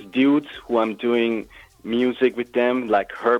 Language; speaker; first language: English; non-native, fluent; German